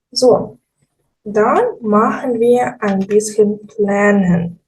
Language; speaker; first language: German; non-native, fluent; Ukrainian